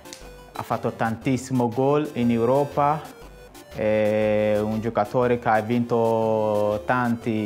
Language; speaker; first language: Italian; non-native, fluent; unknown